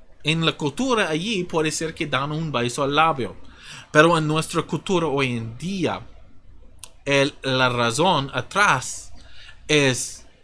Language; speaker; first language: Spanish; non-native, fluent; English